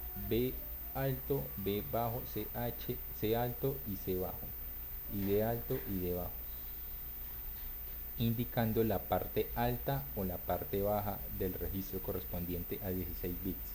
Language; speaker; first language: Spanish; native; Spanish